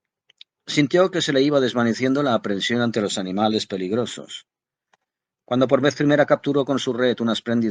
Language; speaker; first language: Spanish; native; Spanish